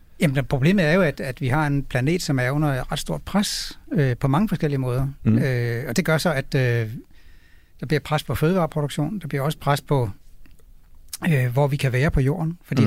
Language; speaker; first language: Danish; native; Danish